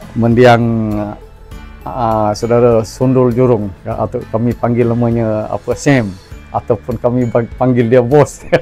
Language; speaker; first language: Malay; non-native, local second language; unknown